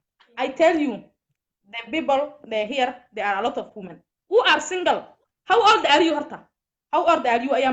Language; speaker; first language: English; non-native, learner; Somali